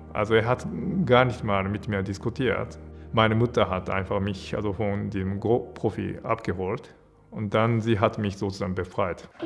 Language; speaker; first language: German; non-native, fluent; Japanese